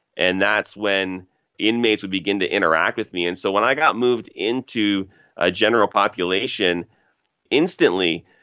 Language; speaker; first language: English; native; English